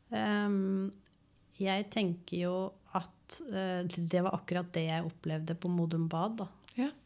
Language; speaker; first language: Norwegian; native; Norwegian